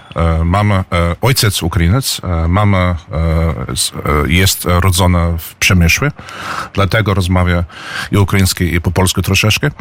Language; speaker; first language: Polish; early bilingual, heritage; English